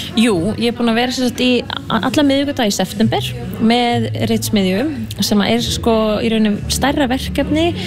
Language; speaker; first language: Icelandic; native; Icelandic